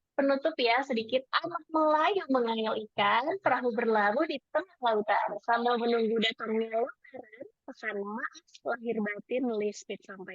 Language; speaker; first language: Indonesian; native; Indonesian